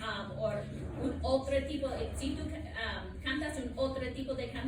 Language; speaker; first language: Spanish; non-native, learner; English